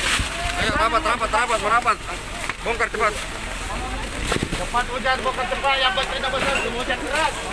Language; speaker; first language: Malay; native; Malay